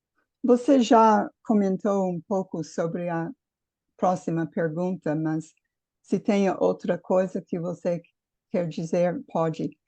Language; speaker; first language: Portuguese; non-native, fluent; English